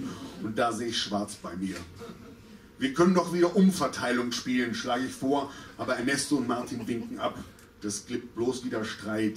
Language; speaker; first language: German; native; German